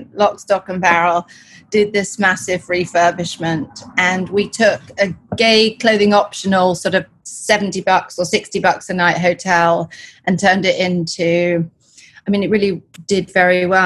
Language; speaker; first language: English; native; English